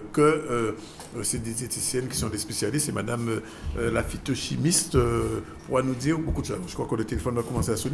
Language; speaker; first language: French; native; French